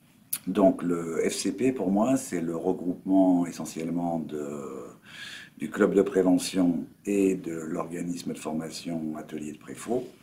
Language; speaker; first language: French; native; French